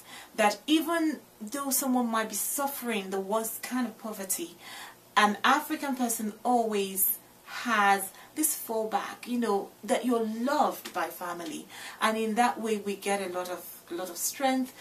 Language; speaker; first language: English; non-native, local second language; Igbo